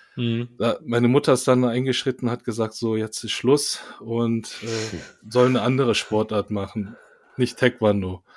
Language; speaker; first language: German; early bilingual, other home language; Korean